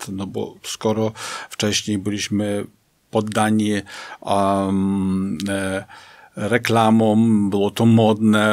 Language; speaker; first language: Polish; native; Polish